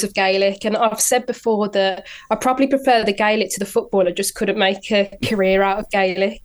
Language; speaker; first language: English; native; English